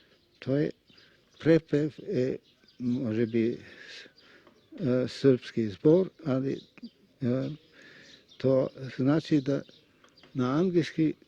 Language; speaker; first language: Macedonian; non-native, fluent; Russian